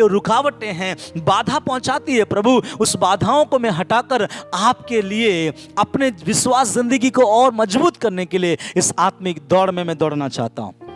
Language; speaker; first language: Hindi; non-native, local second language; Bangla